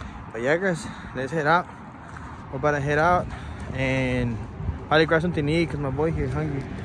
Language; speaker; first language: English; early bilingual, other home language; Spanish